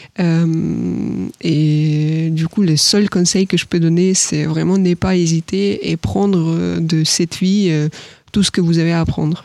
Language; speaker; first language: French; non-native, fluent; Ukrainian